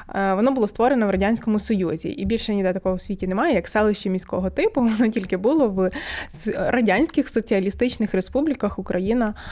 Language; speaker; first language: Ukrainian; native; Ukrainian